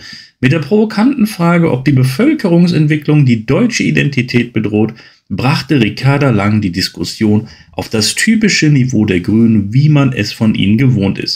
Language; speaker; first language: German; native; German